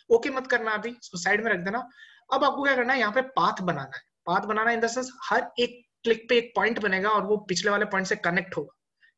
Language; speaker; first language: Hindi; native; Hindi